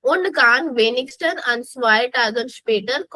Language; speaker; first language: German; non-native, fluent; Hindi